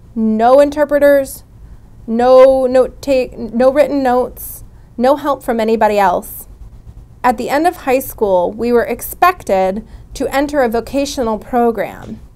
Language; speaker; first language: English; native; English